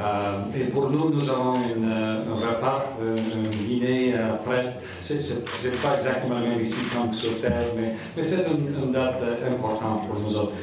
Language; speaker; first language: French; non-native, fluent; English